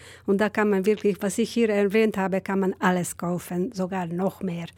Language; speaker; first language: German; non-native, fluent; Hungarian